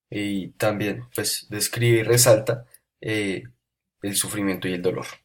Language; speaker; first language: Spanish; native; Spanish